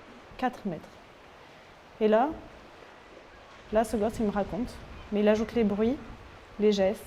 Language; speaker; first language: French; native; French